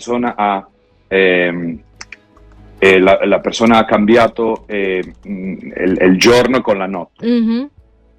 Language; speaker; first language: Italian; non-native, fluent; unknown